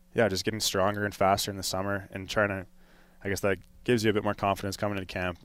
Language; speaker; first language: English; native; English